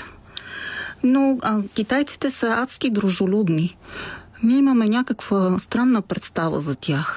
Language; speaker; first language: Bulgarian; native; Bulgarian